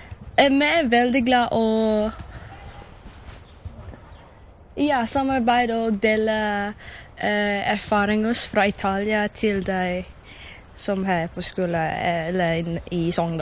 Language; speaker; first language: Norwegian; non-native, learner; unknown